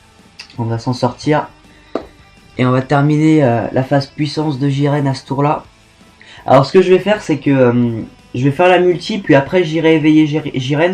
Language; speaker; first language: French; native; French